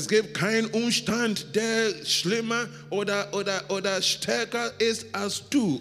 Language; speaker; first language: German; non-native, learner; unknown